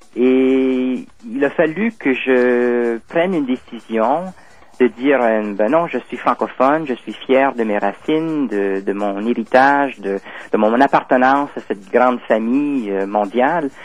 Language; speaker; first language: French; native; French